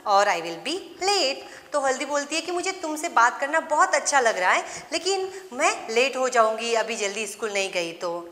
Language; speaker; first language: Hindi; non-native, local second language; Gujarati